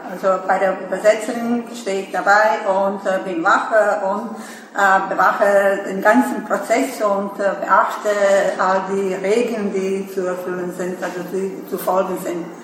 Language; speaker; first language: German; non-native, fluent; Serbian